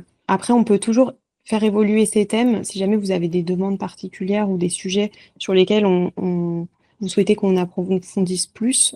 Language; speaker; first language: French; native; French